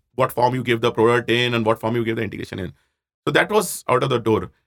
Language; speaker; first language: English; non-native, local second language; Hindi